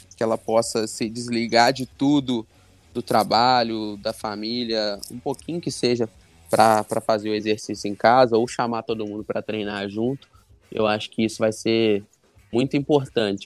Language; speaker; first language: Portuguese; native; Portuguese